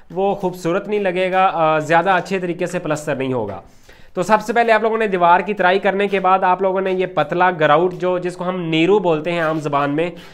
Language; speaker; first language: Urdu; non-native, local second language; Punjabi